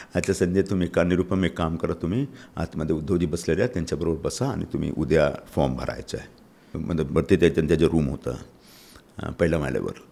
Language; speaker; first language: Marathi; non-native, local second language; Hindi